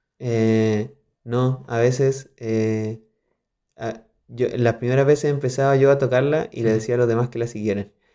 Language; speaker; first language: Spanish; native; Spanish